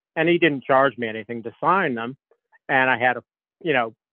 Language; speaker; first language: English; native; English